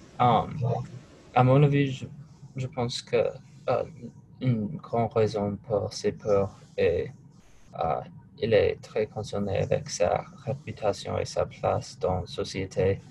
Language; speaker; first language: French; non-native, learner; English